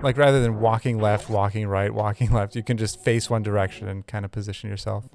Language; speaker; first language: English; native; English